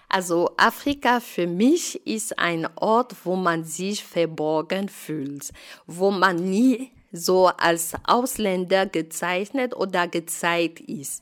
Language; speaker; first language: German; non-native, fluent; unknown